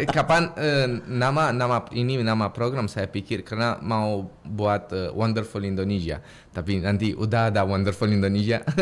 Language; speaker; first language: Indonesian; non-native, learner; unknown